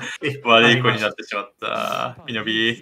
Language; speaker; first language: Japanese; native; Japanese